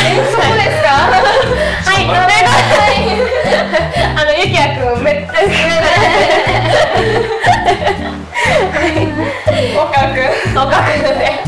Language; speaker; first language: Japanese; native; Japanese